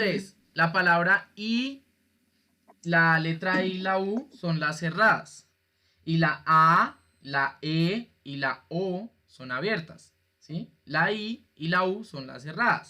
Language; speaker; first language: Spanish; native; Spanish